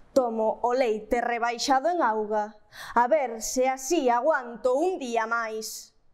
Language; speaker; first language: Galician; native; Galician